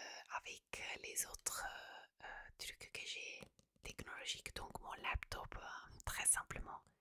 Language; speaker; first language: French; non-native, fluent; Italian